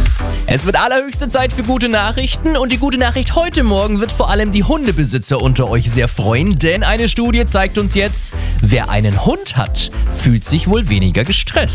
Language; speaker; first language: German; native; German